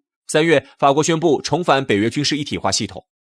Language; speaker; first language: Chinese; native; Chinese